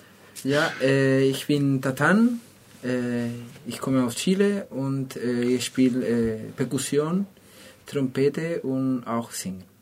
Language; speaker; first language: German; non-native, learner; Spanish